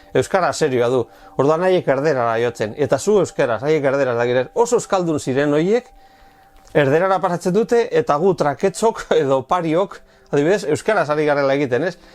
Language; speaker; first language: Basque; non-native, local second language; Spanish